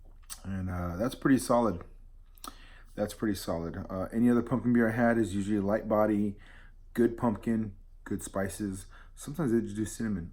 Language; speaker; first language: English; native; English